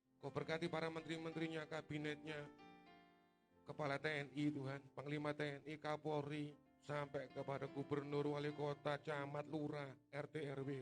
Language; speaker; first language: Indonesian; native; Indonesian